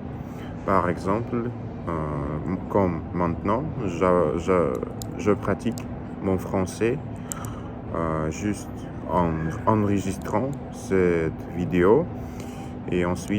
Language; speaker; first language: French; non-native, learner; Russian